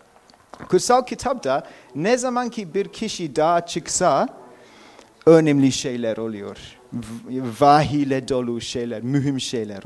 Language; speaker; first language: Turkish; non-native, fluent; English